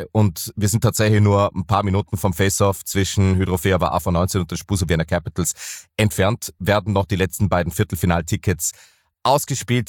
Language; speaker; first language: German; native; German